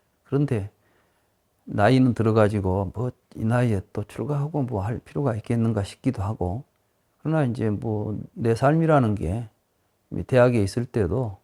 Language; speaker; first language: Korean; native; Korean